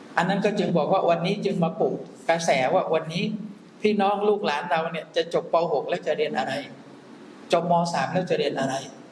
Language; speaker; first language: Thai; non-native, local second language; Malay